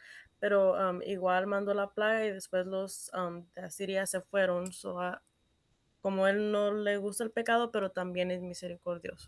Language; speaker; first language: Spanish; early bilingual, heritage; Spanish